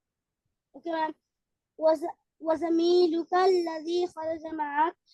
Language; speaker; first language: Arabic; non-native, learner; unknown